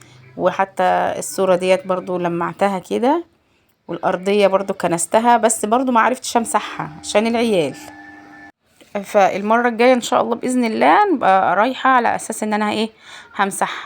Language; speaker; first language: Arabic; native; Arabic